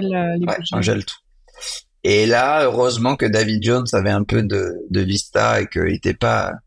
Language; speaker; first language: French; native; French